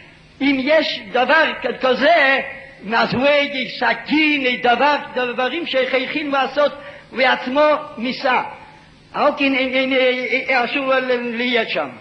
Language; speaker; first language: Hebrew; non-native, fluent; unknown